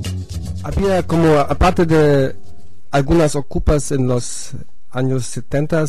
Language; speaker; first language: Spanish; non-native, fluent; German